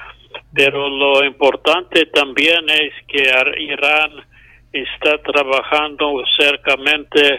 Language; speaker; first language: Spanish; non-native, fluent; English